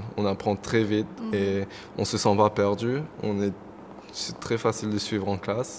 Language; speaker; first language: French; non-native, local second language; Morisyen